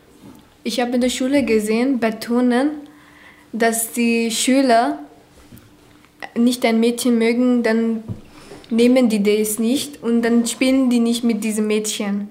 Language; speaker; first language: German; non-native, learner; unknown